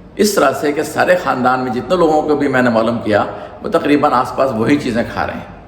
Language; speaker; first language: Urdu; native; Urdu